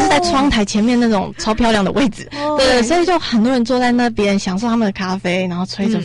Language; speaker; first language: Chinese; native; Chinese